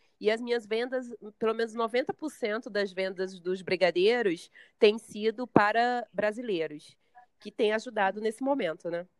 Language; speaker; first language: Portuguese; native; Portuguese